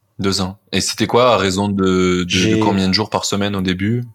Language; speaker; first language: French; native; French